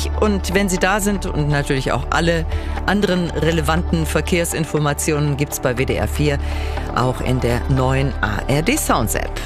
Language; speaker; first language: German; native; German